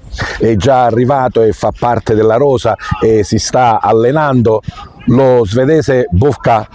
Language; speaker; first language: Italian; native; Italian